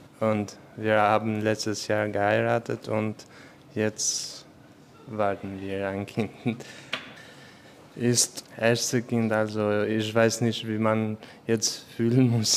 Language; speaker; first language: German; non-native, fluent; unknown